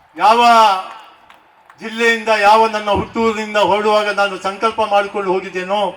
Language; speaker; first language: Kannada; non-native, local second language; Tulu